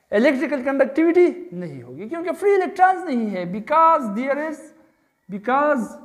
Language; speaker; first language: Urdu; non-native, local second language; Pashto